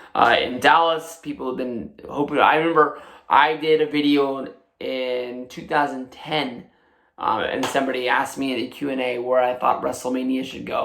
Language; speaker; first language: English; native; English